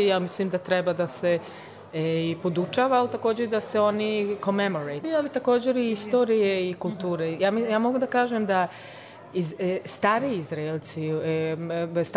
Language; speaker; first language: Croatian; early bilingual, other home language; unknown